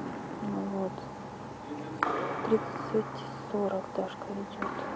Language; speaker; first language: Russian; native; Russian